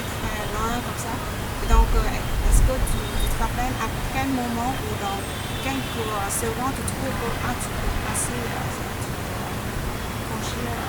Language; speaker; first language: French; non-native, learner; Vietnamese